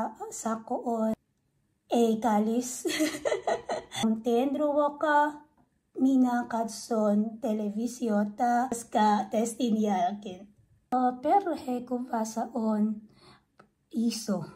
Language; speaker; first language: Finnish; non-native, learner; Filipino